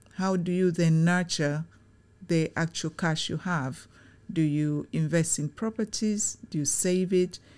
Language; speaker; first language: English; non-native, local second language; Swahili